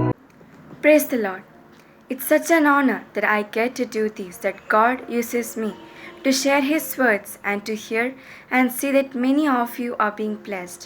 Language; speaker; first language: English; non-native, local second language; Malayalam